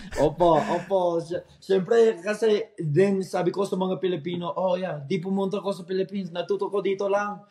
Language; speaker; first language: Filipino; non-native, fluent; English